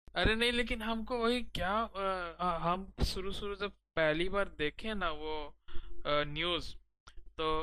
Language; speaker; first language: Hindi; native; Hindi